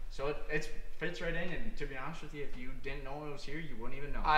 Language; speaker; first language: English; native; English